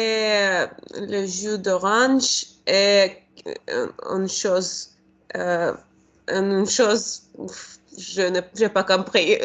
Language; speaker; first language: French; non-native, learner; Russian